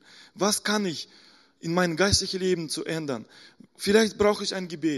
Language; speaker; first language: German; non-native, fluent; Russian